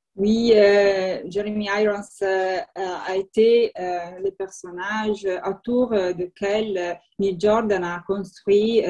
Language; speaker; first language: French; non-native, learner; Italian